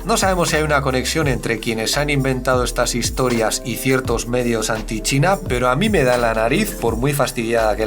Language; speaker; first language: Spanish; native; Spanish